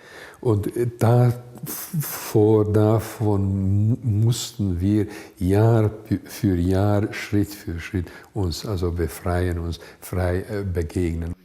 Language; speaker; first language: German; non-native, fluent; Hungarian